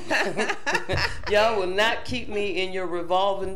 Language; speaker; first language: English; native; English